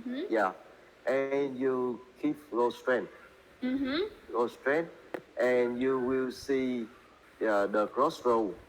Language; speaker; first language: English; non-native, learner; Vietnamese